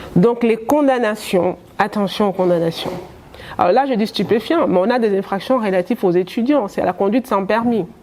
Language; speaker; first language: French; non-native, local second language; Wolof